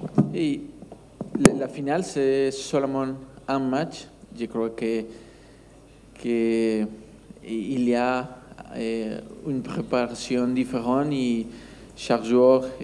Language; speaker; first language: French; non-native, learner; Spanish